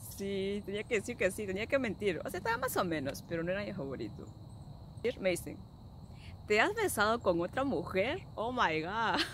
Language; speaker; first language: Spanish; native; Spanish